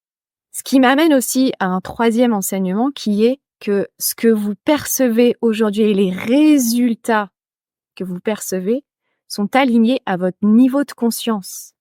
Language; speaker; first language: French; native; French